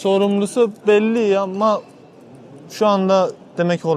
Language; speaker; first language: Turkish; non-native, learner; Azerbaijani